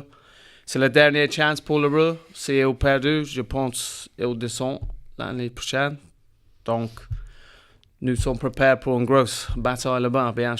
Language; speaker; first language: French; non-native, learner; English